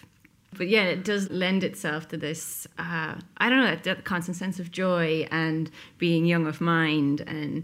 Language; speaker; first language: English; native; English